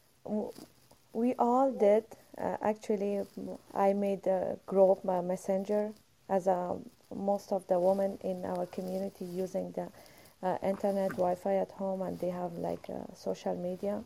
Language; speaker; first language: English; non-native, fluent; Persian